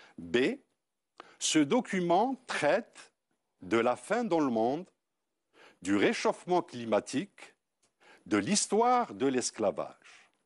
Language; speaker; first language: French; non-native, local second language; Arabic